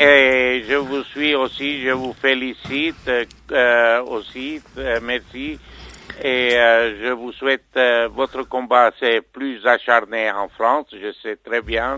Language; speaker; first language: French; non-native, fluent; Armenian